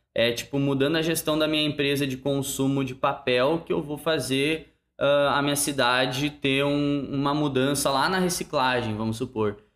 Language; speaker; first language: Portuguese; native; Portuguese